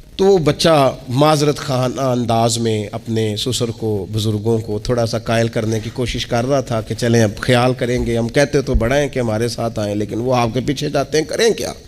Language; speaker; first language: Urdu; non-native, local second language; Punjabi